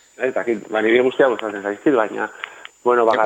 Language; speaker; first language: Basque; native; Basque